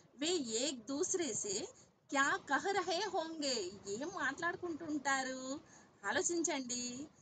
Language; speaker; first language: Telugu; native; Telugu